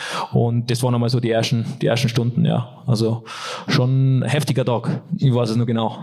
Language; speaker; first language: German; native; German